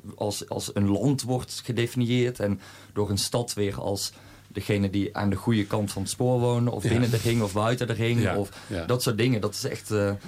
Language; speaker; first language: Dutch; native; Dutch